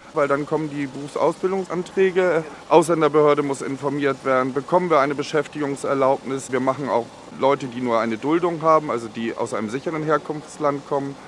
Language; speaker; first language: German; native; German